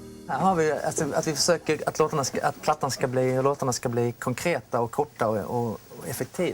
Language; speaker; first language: Swedish; native; Swedish